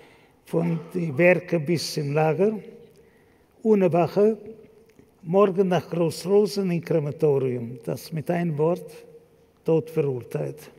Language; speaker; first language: German; non-native, fluent; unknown